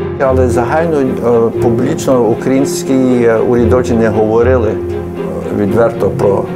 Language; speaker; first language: Ukrainian; early bilingual, heritage; Ukrainian